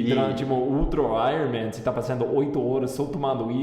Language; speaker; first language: Portuguese; non-native, fluent; English